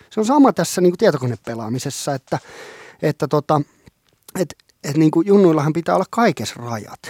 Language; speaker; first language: Finnish; non-native, local second language; Swedish